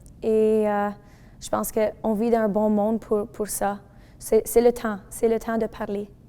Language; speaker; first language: French; non-native, local second language; English